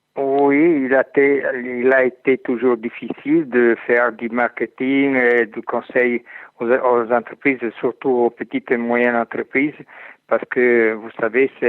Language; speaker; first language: French; non-native, fluent; Italian